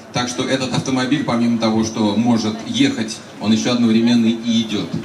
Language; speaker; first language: Russian; native; Russian